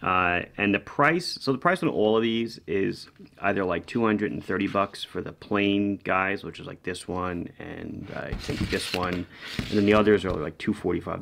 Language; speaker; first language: English; native; English